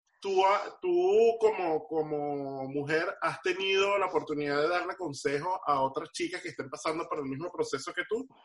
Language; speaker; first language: Spanish; native; Spanish